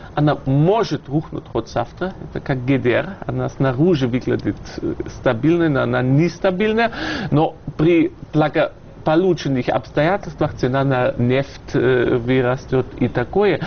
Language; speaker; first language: Russian; non-native, fluent; German